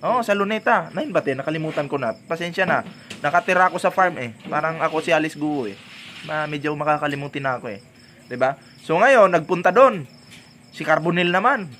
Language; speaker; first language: Filipino; non-native, local second language; Cebuano